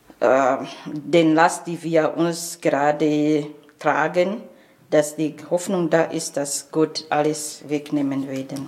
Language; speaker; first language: German; non-native, fluent; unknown